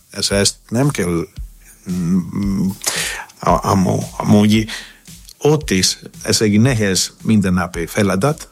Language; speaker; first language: Hungarian; non-native, learner; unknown